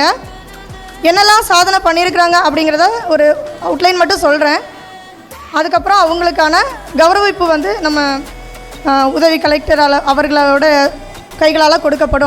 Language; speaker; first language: Tamil; native; Tamil